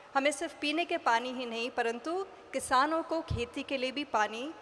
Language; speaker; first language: Hindi; native; Hindi